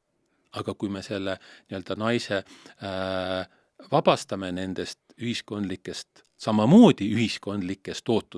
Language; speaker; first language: Estonian; native; Estonian